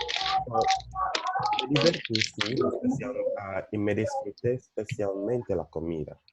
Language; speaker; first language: Spanish; non-native, fluent; English